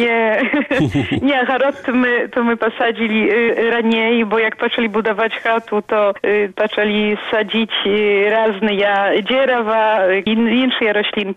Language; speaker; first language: Polish; non-native, local second language; Belarusian